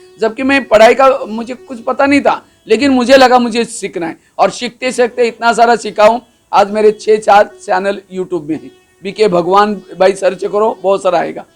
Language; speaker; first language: Hindi; non-native, local second language; Marathi